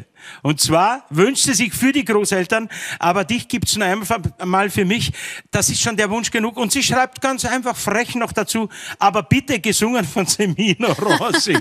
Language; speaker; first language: German; native; German